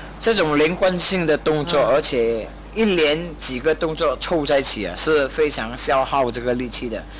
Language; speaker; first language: Chinese; native; Chinese